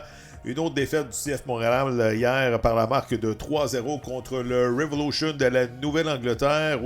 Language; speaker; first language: French; native; French